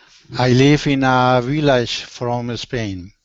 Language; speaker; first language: English; non-native, learner; Spanish